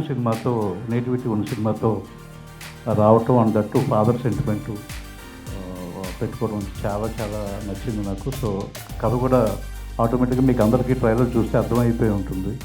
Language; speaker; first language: Telugu; native; Telugu